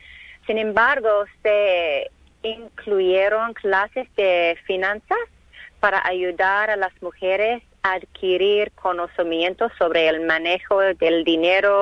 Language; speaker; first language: Spanish; non-native, learner; English